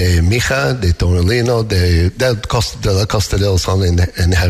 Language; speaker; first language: Spanish; non-native, learner; English